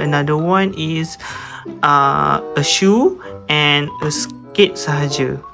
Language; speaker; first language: English; non-native, local second language; Malay